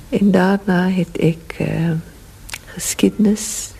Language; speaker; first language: Dutch; non-native, learner; English